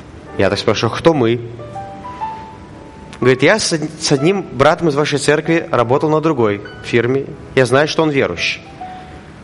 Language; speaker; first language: Russian; native; Russian